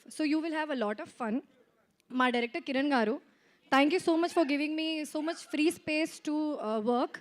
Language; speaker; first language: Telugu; non-native, local second language; Hindi